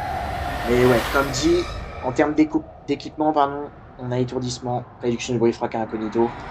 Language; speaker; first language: French; native; French